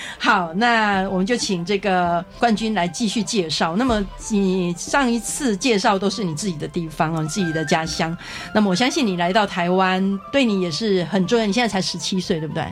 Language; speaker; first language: Chinese; native; Chinese